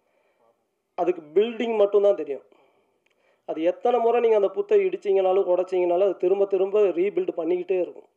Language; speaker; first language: Tamil; native; Tamil